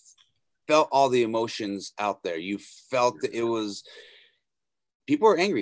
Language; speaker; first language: English; native; English